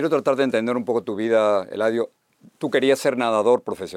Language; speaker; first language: Spanish; native; Spanish